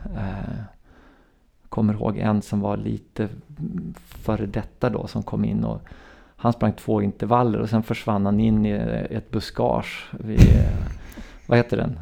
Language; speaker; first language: Swedish; native; Swedish